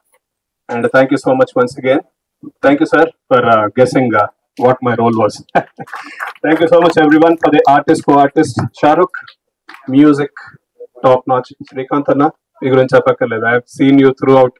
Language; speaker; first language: Telugu; native; Telugu